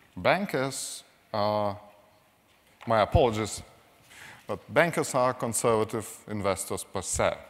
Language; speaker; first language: English; non-native, fluent; Lithuanian